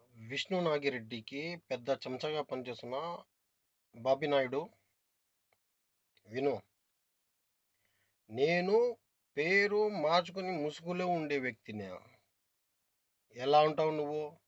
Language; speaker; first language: Telugu; non-native, local second language; Urdu